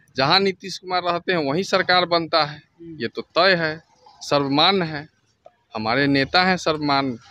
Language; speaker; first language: Hindi; native; Hindi